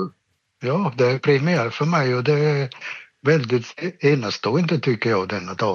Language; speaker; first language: Swedish; non-native, fluent; German